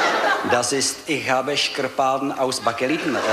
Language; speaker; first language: German; non-native, learner; Czech